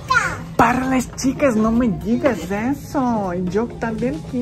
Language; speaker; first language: Spanish; non-native, learner; Ukrainian